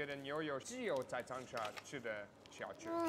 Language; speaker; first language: Chinese; non-native, fluent; German